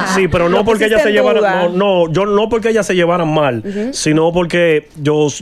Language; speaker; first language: Spanish; native; Spanish